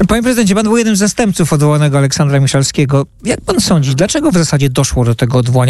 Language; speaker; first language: Polish; native; Polish